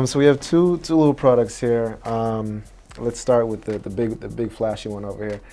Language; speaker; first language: English; native; English